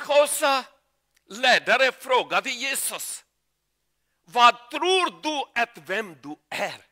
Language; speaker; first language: Swedish; non-native, learner; Urdu